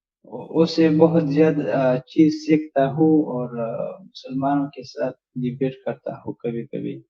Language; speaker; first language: Hindi; non-native, learner; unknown